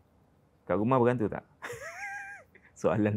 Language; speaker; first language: Malay; native; Malay